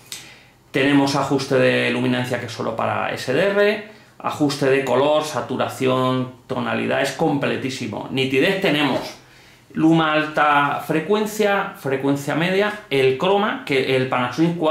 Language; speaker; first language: Spanish; native; Spanish